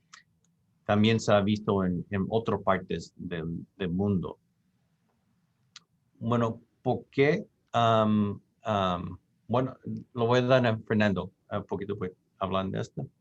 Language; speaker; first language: Spanish; non-native, fluent; English